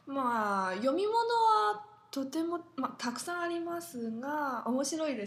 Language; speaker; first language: Japanese; non-native, learner; Chinese